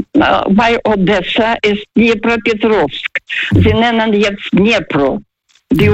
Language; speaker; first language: German; non-native, learner; Russian